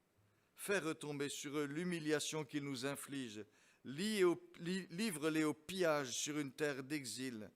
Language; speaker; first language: French; native; French